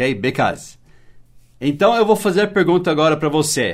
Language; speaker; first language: Portuguese; early bilingual, other home language; English